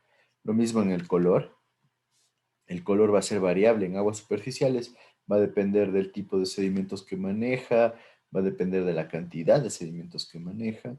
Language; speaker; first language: Spanish; native; Spanish